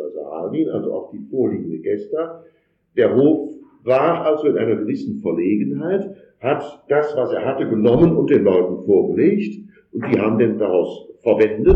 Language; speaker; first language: German; native; German